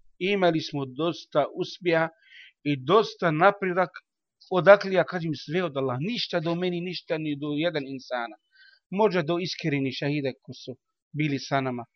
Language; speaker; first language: Bosnian; non-native, learner; Arabic